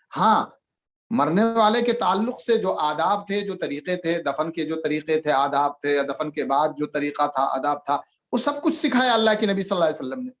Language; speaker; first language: Urdu; native; Urdu